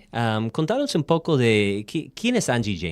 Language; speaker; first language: Spanish; non-native, fluent; English